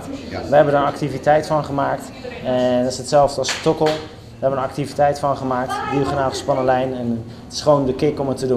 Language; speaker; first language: Dutch; native; Dutch